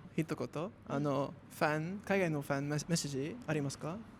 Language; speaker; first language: Japanese; non-native, learner; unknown